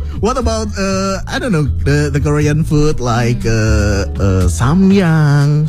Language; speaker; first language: English; non-native, fluent; Indonesian